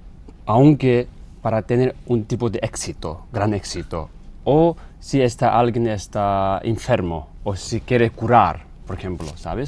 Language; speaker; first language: Spanish; non-native, learner; Tibetan